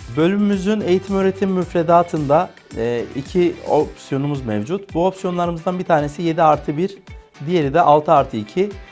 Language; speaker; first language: Turkish; native; Turkish